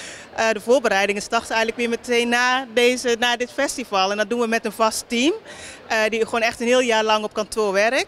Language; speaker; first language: Dutch; native; Dutch